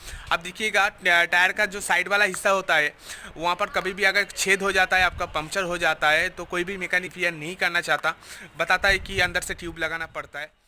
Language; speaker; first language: Hindi; non-native, local second language; Bangla